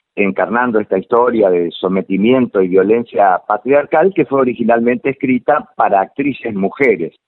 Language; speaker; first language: Spanish; native; Spanish